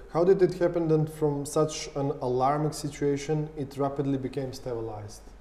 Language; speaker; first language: English; non-native, fluent; Macedonian